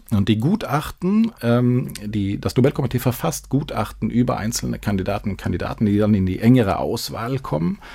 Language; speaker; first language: German; non-native, fluent; Swedish